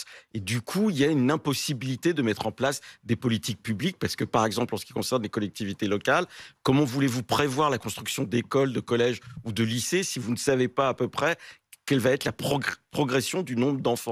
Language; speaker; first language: French; native; French